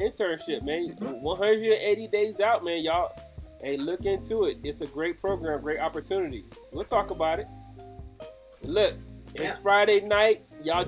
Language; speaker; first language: English; native; English